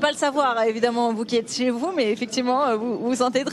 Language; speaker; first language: French; native; French